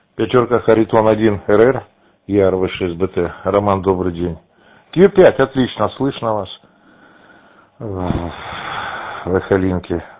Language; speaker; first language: Russian; native; Russian